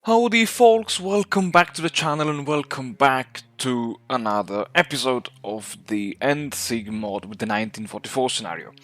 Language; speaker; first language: English; non-native, fluent; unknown